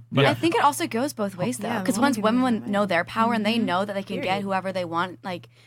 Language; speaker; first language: English; native; English